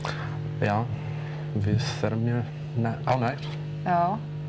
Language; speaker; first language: Icelandic; non-native, learner; English